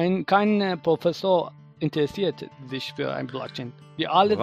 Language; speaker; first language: German; non-native, fluent; Persian